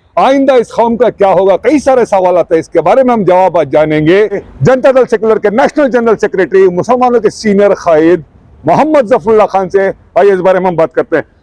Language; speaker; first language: Hindi; non-native, local second language; Urdu